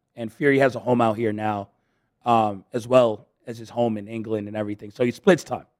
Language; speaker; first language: English; early bilingual, other home language; Spanish